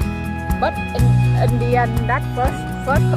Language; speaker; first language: English; non-native, learner; Vietnamese